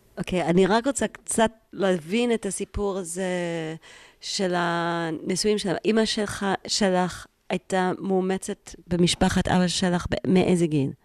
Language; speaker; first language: Hebrew; native; Hebrew